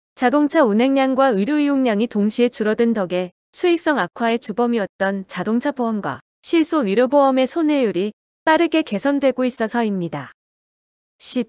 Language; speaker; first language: Korean; native; Korean